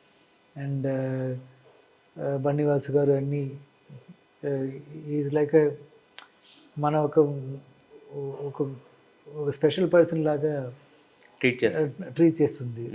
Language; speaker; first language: Telugu; non-native, learner; Malayalam